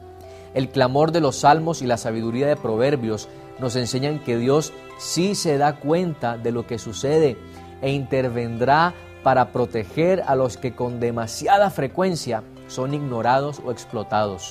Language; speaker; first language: Spanish; native; Spanish